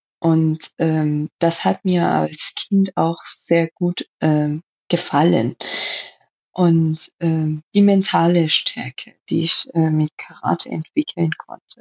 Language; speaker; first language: German; non-native, learner; Persian